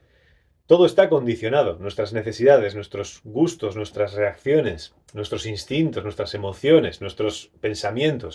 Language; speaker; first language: Spanish; native; Spanish